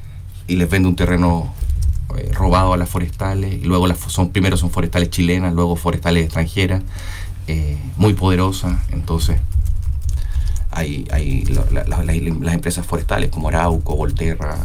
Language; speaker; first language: Spanish; native; Spanish